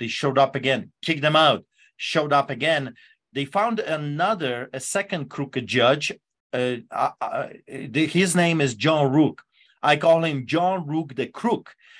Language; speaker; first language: English; non-native, fluent; Polish